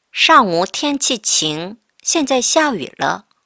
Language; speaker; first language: Chinese; non-native, fluent; Korean